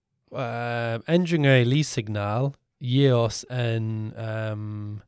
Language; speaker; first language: English; native; English